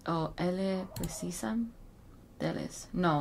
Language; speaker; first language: Portuguese; non-native, learner; English